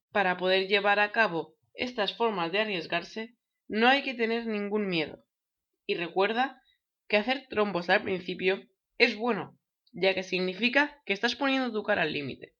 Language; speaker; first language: Spanish; native; Spanish